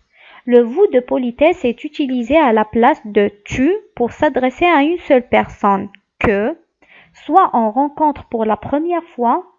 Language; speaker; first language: French; non-native, local second language; Arabic